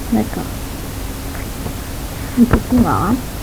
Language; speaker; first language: French; native; French